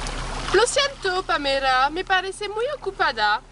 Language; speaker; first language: Spanish; non-native, learner; French